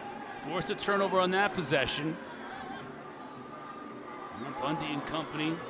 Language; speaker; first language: English; native; English